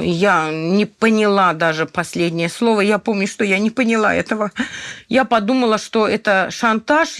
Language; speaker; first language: Russian; native; Russian